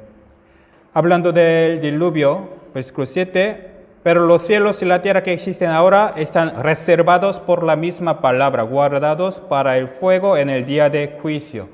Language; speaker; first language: Spanish; non-native, fluent; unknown